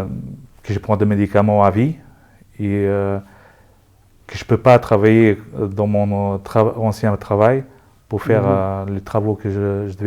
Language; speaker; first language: French; non-native, local second language; Luxembourgish